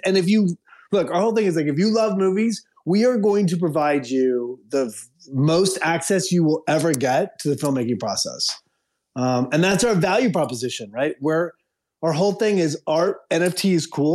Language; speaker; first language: English; native; English